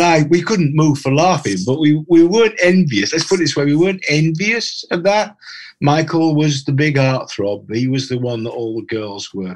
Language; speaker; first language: English; native; English